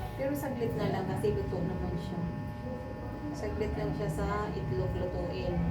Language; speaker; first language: Filipino; non-native, local second language; Cebuano